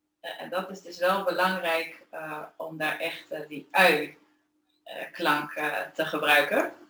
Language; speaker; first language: Dutch; native; Dutch